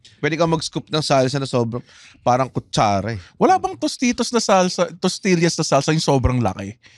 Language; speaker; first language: Filipino; native; Filipino